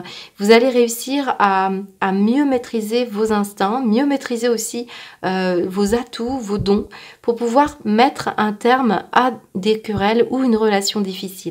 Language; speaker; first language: French; native; French